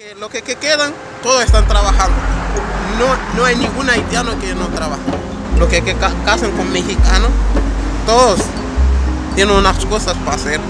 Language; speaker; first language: Spanish; non-native, learner; Haitian Creole